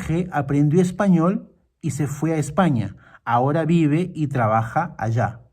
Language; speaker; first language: Spanish; non-native, fluent; Portuguese